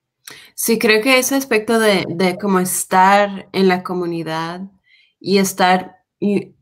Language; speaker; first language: Spanish; non-native, fluent; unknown